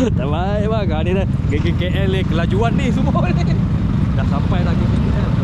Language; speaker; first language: Malay; native; Malay